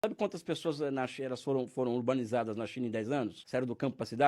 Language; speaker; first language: Portuguese; native; Portuguese